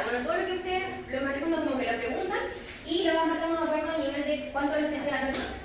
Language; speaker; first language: Spanish; native; Spanish